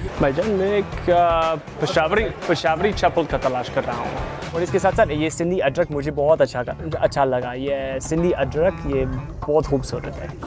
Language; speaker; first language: Urdu; non-native, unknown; English